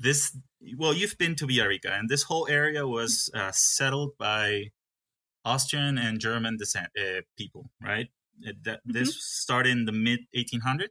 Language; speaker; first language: English; non-native, fluent; Spanish